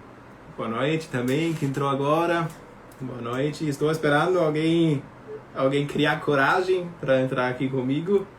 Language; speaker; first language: Portuguese; non-native, fluent; German